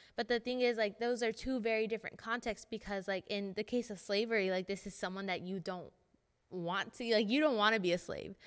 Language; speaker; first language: English; early bilingual, other home language; Spanish